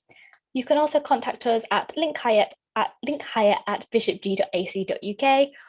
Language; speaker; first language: English; native; English